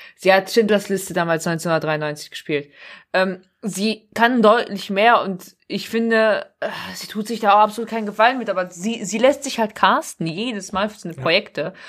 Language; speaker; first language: German; early bilingual, other home language; Polish